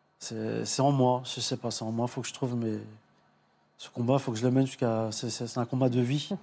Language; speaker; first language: French; early bilingual, other home language; Arabic